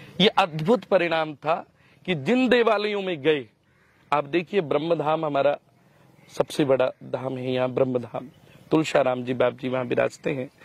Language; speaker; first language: Hindi; native; Hindi